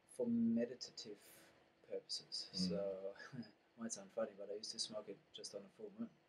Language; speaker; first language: English; non-native, fluent; German